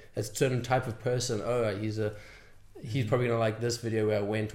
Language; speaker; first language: English; native; English